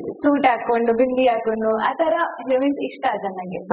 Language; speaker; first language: Kannada; non-native, learner; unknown